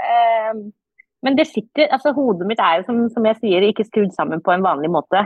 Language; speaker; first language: Norwegian; early bilingual, other home language; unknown